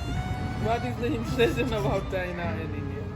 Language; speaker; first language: English; non-native, learner; Hindi